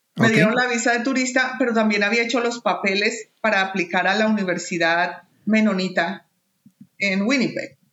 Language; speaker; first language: Spanish; native; Spanish